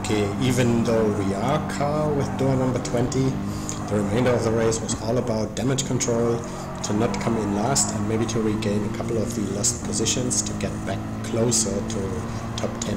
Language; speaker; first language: English; non-native, fluent; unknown